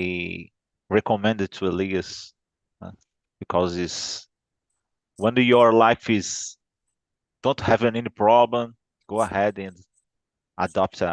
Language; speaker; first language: English; non-native, fluent; Portuguese